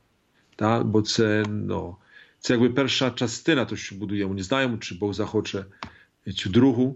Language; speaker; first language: Polish; non-native, learner; Ukrainian